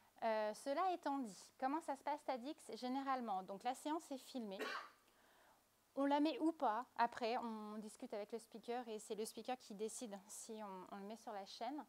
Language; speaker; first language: French; native; French